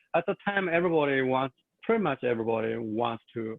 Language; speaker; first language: English; non-native, fluent; Chinese